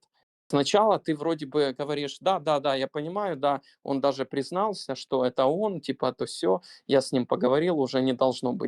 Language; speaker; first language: Russian; native; Russian